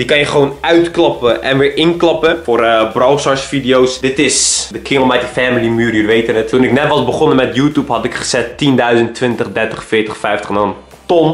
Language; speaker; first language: Dutch; native; Dutch